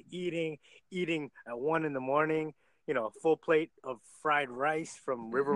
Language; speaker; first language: English; native; English